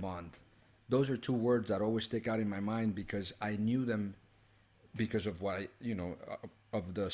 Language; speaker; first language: English; early bilingual, other home language; Spanish